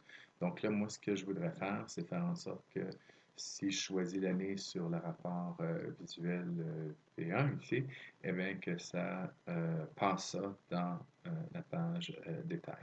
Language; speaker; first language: French; native; French